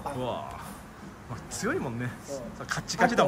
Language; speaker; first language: Japanese; native; Japanese